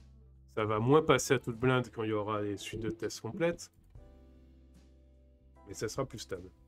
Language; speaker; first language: French; native; French